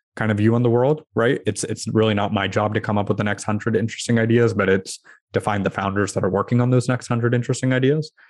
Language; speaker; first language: English; early bilingual, other home language; Hindi